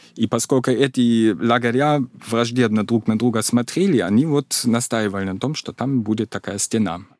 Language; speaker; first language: Russian; non-native, fluent; German